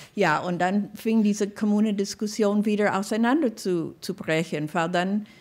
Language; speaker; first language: German; non-native, fluent; English